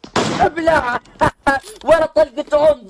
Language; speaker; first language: Arabic; native; Arabic